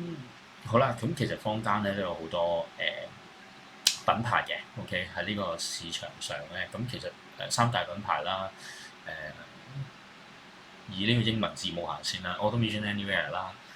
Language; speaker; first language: Cantonese; native; Cantonese